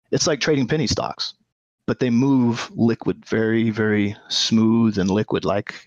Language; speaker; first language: English; native; English